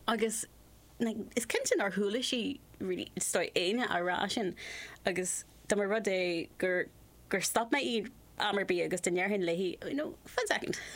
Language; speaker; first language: Irish; non-native, local second language; English